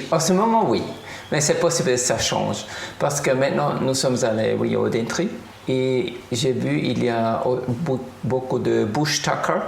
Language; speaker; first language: French; non-native, fluent; German